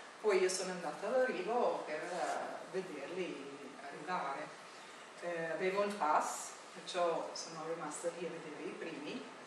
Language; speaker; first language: Italian; non-native, fluent; English